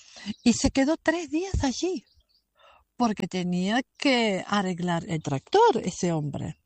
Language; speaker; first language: Spanish; non-native, fluent; German